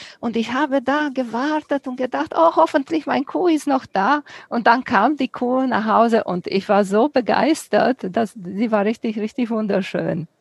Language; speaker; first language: German; non-native, fluent; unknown